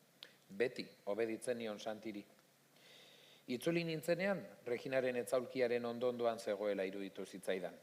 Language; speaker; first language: Basque; native; Basque